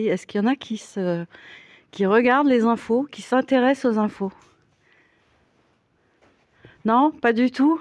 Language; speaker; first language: French; native; French